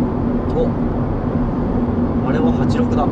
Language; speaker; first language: Japanese; native; Japanese